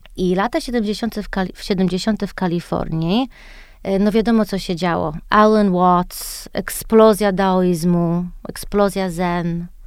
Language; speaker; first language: Polish; early bilingual, heritage; Polish